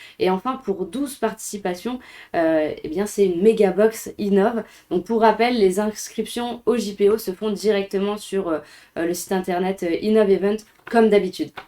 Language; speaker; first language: French; native; French